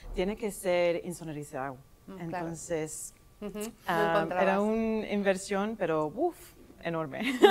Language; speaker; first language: Spanish; non-native, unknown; English